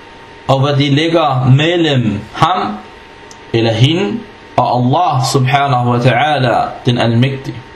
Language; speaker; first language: Danish; non-native, fluent; Arabic